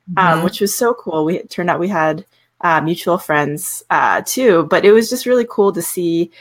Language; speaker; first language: English; native; English